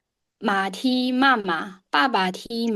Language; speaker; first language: Chinese; non-native, learner; Burmese